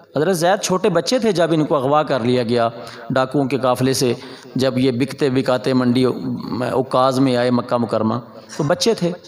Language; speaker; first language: Urdu; non-native, local second language; Punjabi